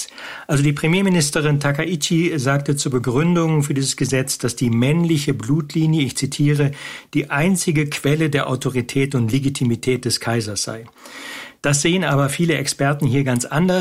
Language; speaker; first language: German; native; German